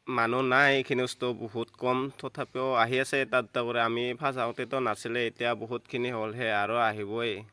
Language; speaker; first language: Assamese; native; Assamese